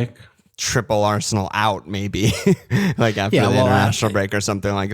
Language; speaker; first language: English; native; English